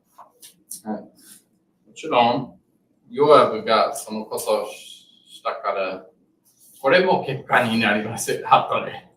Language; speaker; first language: Japanese; non-native, learner; English